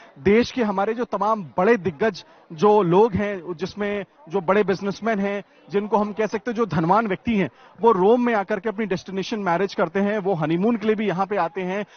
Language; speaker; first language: Hindi; native; Hindi